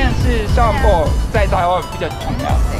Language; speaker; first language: Chinese; non-native, learner; Japanese